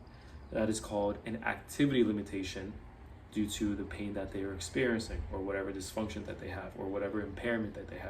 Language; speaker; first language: English; native; English